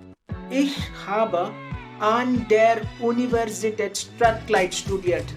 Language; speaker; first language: German; non-native, fluent; Marathi